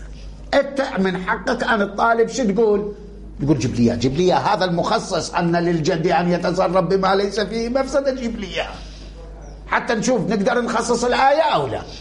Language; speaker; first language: Arabic; native; Arabic